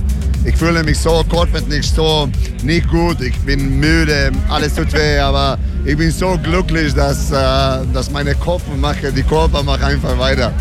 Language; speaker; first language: German; non-native, fluent; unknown